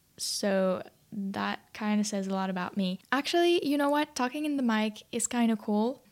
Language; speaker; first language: English; non-native, fluent; French